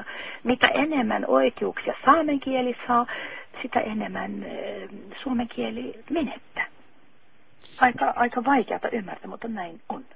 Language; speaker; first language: Finnish; non-native, fluent; Norwegian